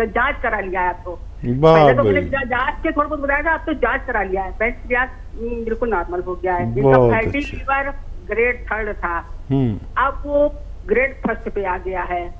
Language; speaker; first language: Hindi; native; Hindi